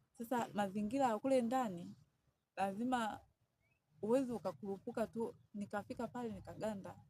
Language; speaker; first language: Swahili; native; Swahili